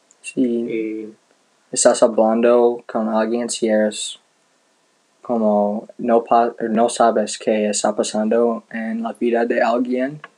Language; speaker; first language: Spanish; non-native, learner; English